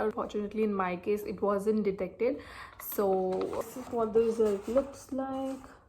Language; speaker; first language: Hindi; native; Hindi